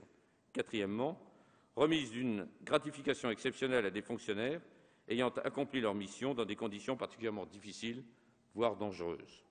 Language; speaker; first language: French; native; French